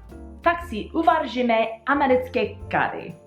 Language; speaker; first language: Czech; non-native, learner; English